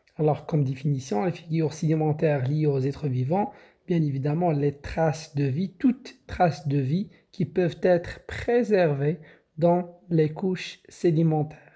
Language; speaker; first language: French; non-native, local second language; Arabic